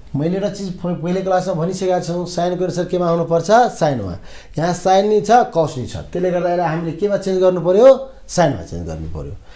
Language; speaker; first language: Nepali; non-native, local second language; Maithili